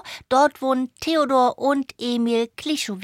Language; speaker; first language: German; native; German